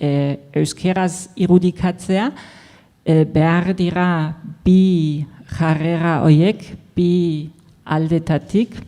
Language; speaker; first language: Basque; non-native, fluent; German